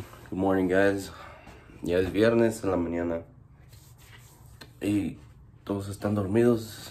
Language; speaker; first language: Spanish; early bilingual, heritage; Spanish